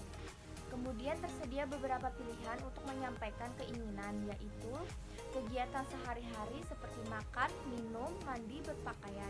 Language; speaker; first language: Indonesian; native; Indonesian